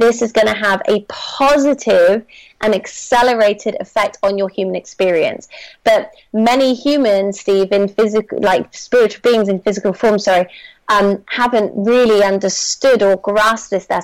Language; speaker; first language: English; native; English